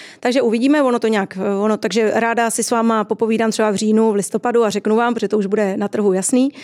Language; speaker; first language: Czech; native; Czech